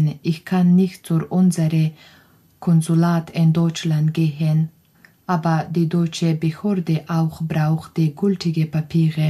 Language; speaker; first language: German; non-native, learner; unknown